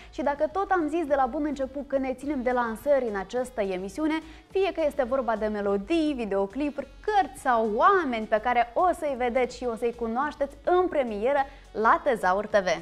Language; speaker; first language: Romanian; native; Romanian